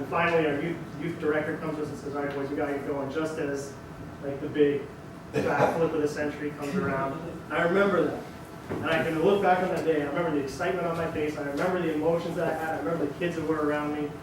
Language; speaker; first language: English; native; English